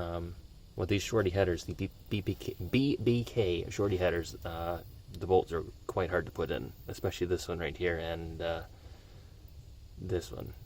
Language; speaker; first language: English; native; English